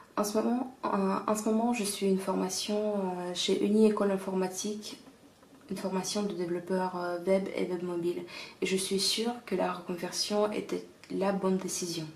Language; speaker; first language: French; non-native, fluent; Russian